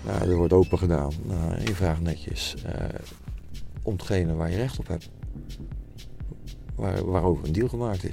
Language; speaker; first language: Dutch; native; Dutch